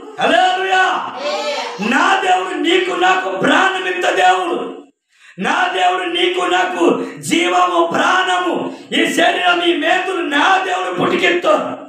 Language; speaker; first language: Telugu; non-native, local second language; Koya